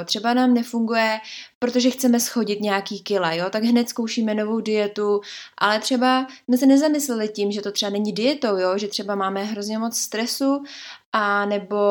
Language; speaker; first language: Czech; native; Czech